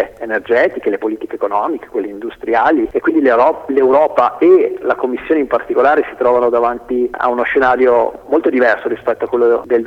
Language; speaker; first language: Italian; native; Italian